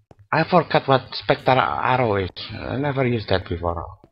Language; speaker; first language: English; non-native, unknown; Indonesian